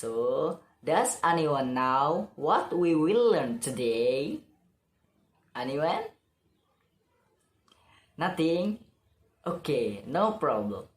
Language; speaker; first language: English; non-native, learner; Indonesian